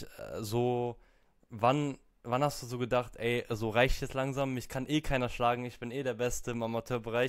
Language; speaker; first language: German; native; German